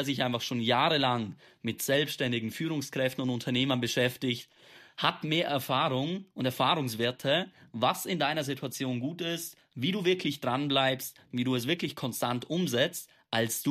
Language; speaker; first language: German; native; German